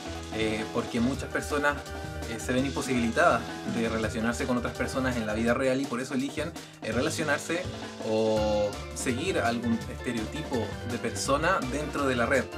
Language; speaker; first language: Spanish; native; Spanish